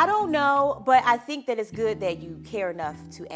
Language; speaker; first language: English; native; English